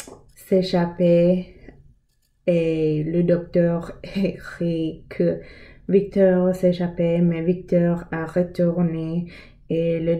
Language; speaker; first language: French; non-native, learner; English